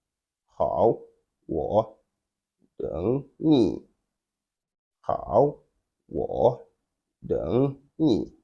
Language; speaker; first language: Chinese; non-native, fluent; Wolof